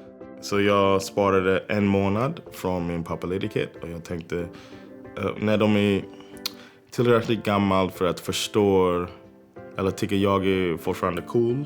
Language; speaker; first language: Swedish; non-native, fluent; English